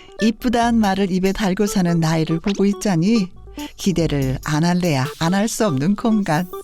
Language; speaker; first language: Korean; native; Korean